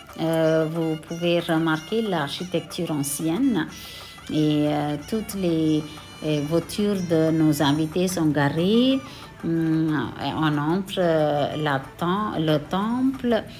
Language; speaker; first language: French; non-native, local second language; Tamil